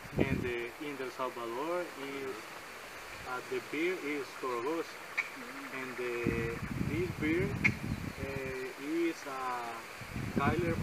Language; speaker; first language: English; non-native, learner; Spanish